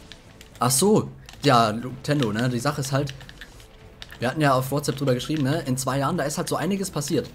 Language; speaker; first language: German; native; German